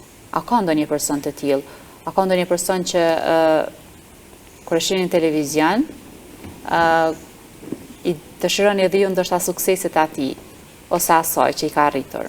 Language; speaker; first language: Albanian; native; Albanian